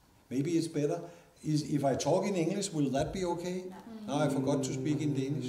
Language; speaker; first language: English; non-native, fluent; Danish